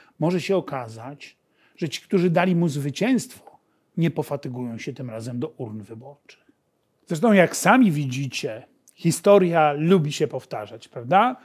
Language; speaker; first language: Polish; native; Polish